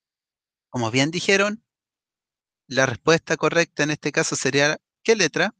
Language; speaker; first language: Spanish; native; Spanish